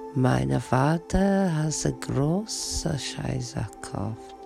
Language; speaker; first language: German; non-native, learner; English